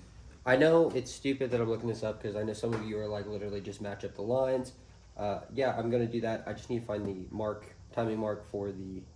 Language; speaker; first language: English; native; English